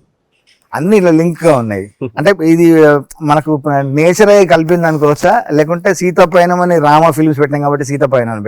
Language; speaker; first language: Telugu; native; Telugu